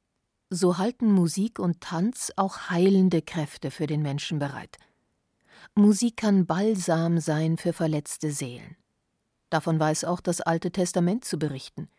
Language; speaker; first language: German; native; German